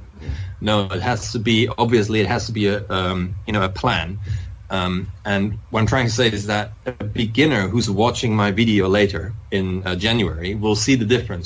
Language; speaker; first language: English; non-native, fluent; German